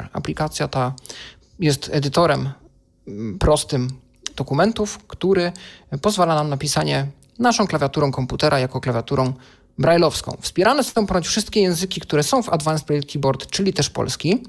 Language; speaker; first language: Polish; native; Polish